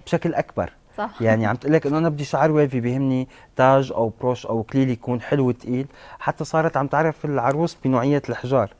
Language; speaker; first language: Arabic; native; Arabic